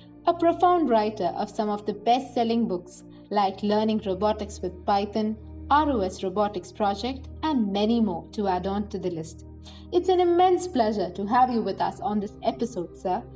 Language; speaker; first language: English; non-native, local second language; Malayalam